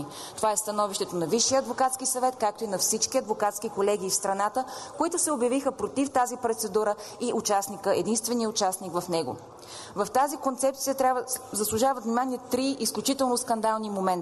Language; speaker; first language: Bulgarian; native; Bulgarian